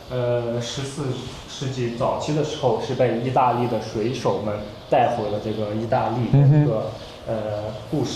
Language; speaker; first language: Chinese; native; Chinese